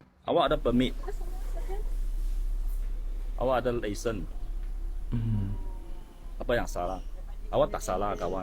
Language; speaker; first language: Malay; non-native, local second language; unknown